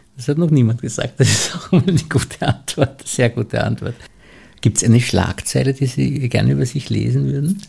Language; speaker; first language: German; native; German